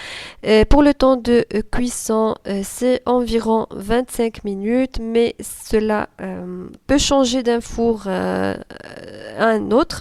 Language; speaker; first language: French; non-native, local second language; Arabic